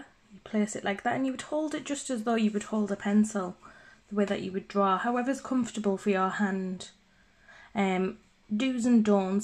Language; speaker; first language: English; native; English